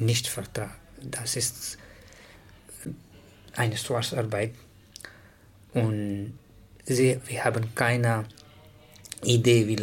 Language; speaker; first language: German; non-native, learner; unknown